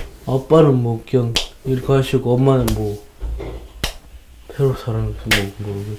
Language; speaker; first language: Korean; early bilingual, other home language; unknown